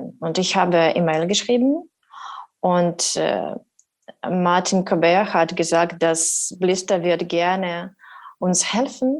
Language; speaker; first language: German; non-native, learner; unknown